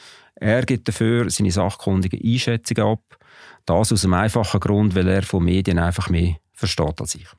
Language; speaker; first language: German; native; German